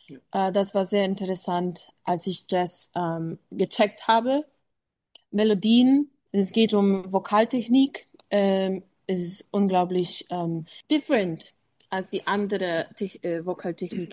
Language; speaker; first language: German; non-native, learner; English